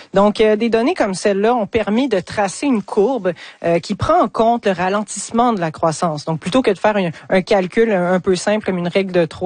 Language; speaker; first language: French; native; French